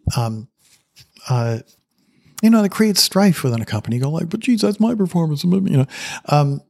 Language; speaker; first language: English; native; English